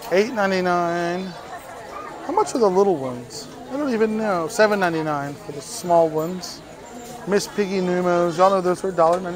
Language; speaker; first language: English; native; English